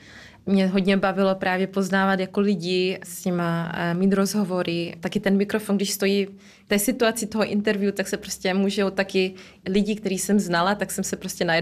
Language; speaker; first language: Czech; early bilingual, heritage; Czech